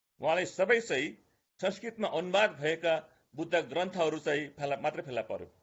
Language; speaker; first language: Nepali; non-native, local second language; Eastern Tamang